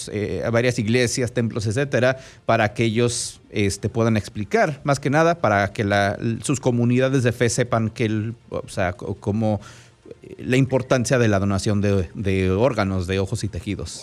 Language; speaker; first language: Spanish; native; Spanish